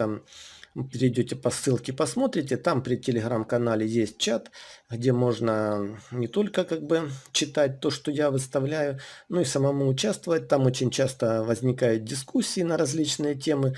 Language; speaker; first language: Russian; native; Russian